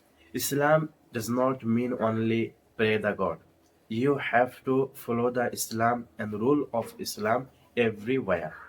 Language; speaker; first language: English; non-native, learner; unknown